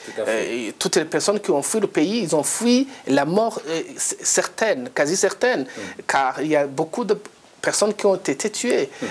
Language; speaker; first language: French; non-native, local second language; Rundi